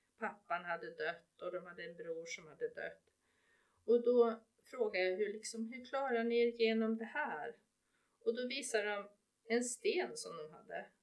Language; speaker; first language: Swedish; native; Swedish